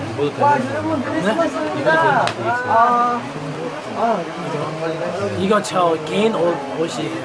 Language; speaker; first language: Korean; non-native, learner; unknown